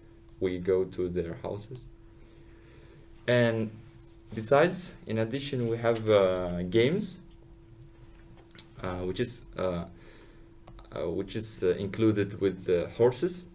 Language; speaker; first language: English; non-native, learner; Uzbek